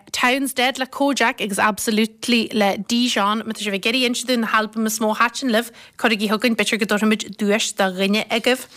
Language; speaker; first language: Irish; native; Irish